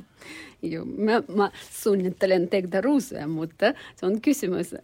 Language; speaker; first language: Finnish; non-native, learner; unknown